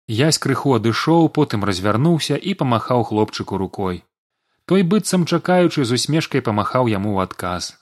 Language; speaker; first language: Belarusian; native; Belarusian